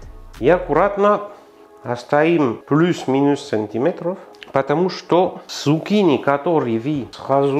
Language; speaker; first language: Russian; non-native, learner; French